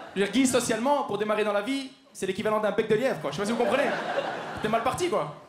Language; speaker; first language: French; native; French